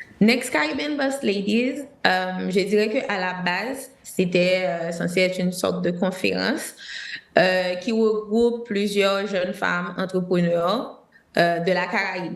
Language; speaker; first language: French; non-native, local second language; Haitian Creole